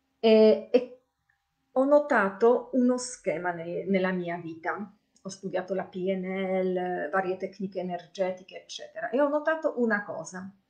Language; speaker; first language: Italian; non-native, fluent; Polish